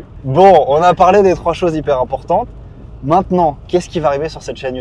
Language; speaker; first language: French; native; French